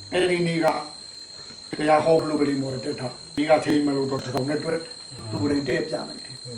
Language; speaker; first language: Burmese; native; Burmese